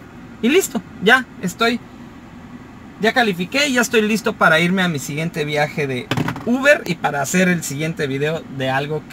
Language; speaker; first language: Spanish; native; Spanish